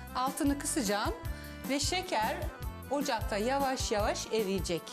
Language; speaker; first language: Turkish; early bilingual, other home language; Serbian